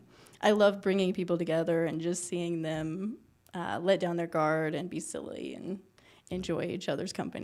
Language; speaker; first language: English; native; English